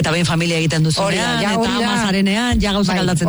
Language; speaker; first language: Basque; native; Basque